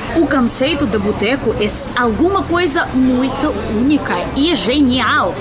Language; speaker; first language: Portuguese; non-native, learner; Russian